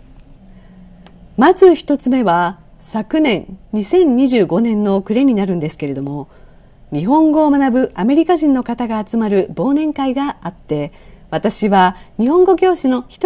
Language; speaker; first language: Japanese; native; Japanese